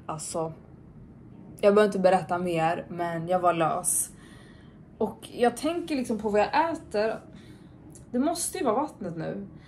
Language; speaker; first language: Swedish; native; Swedish